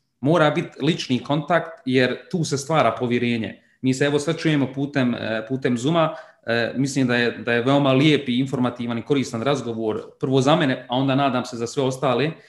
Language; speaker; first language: Croatian; early bilingual, heritage; Bosnian